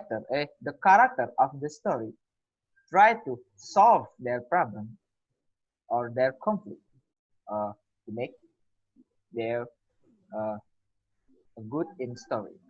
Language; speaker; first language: English; non-native, learner; Indonesian